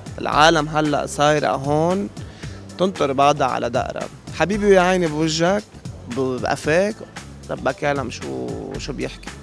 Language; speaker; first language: Arabic; native; Arabic